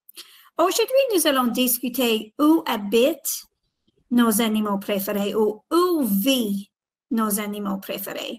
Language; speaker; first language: French; non-native, fluent; English